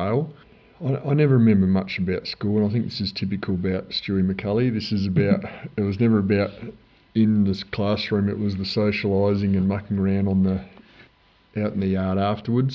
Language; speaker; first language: English; native; English